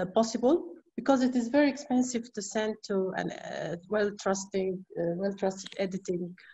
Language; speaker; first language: English; non-native, fluent; Arabic